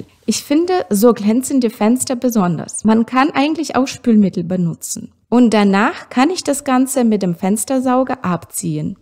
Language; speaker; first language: German; non-native, fluent; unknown